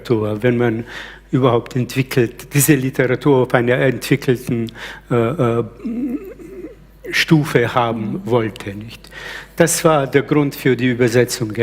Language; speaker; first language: German; early bilingual, other home language; Slovenian